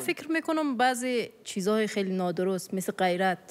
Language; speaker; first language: Persian; native; Persian